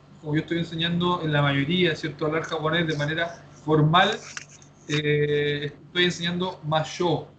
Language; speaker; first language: Spanish; native; Spanish